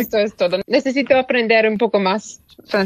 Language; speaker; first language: Spanish; non-native, learner; English